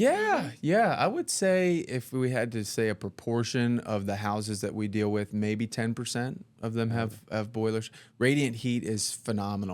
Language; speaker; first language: English; native; English